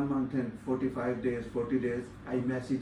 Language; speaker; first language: English; non-native, learner; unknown